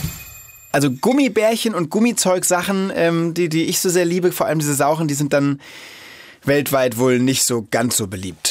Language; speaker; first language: German; native; German